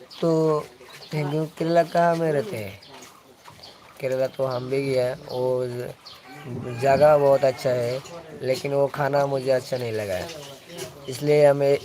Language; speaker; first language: Hindi; non-native, local second language; Bangla